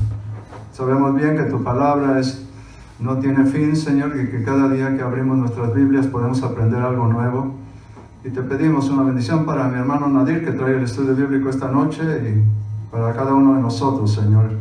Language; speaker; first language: Spanish; native; Spanish